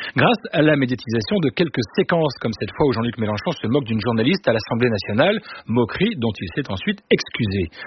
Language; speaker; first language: French; native; French